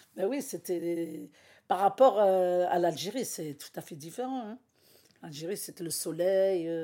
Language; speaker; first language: French; non-native, local second language; Arabic